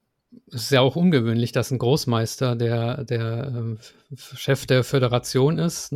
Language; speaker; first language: German; native; German